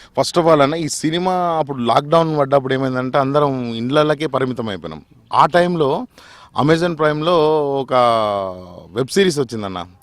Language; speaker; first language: Telugu; native; Telugu